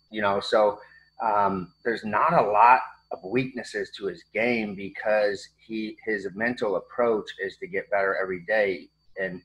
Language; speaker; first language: English; native; English